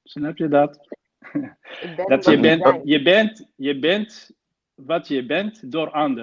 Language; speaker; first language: Dutch; non-native, fluent; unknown